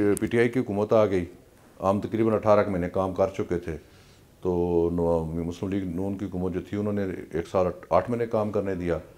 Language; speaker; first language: Urdu; non-native, local second language; Punjabi